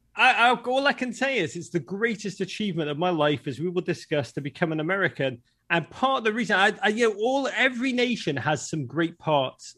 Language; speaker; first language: English; native; English